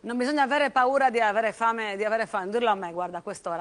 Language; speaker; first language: Italian; native; Italian